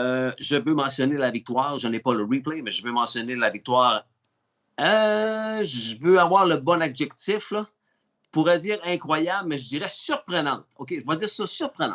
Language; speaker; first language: French; native; French